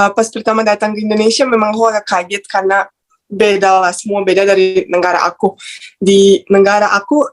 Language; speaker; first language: Indonesian; non-native, fluent; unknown